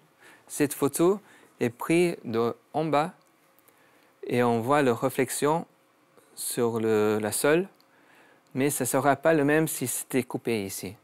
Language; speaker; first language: French; non-native, learner; English